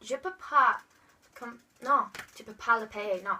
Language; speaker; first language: French; non-native, learner; English